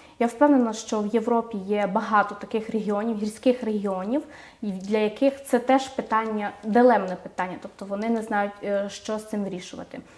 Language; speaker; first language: Ukrainian; native; Ukrainian